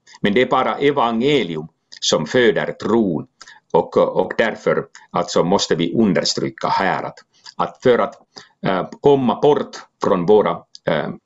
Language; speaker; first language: Swedish; non-native, local second language; Finnish